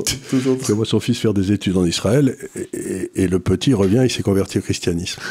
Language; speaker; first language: French; native; French